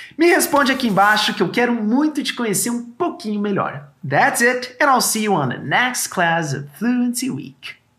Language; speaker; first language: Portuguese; native; Portuguese